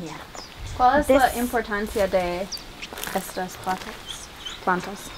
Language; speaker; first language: Spanish; non-native, learner; English